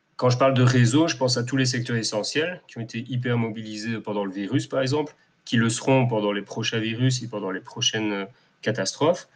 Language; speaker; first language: French; native; French